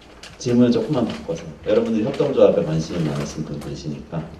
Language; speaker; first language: Korean; native; Korean